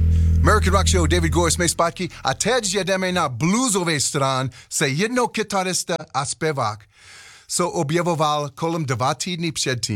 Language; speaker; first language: Czech; non-native, learner; English